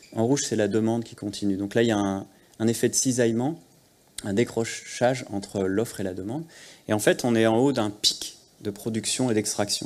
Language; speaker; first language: French; native; French